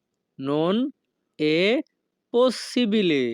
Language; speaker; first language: Italian; non-native, fluent; Bangla